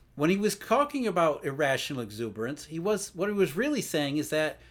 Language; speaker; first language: English; native; English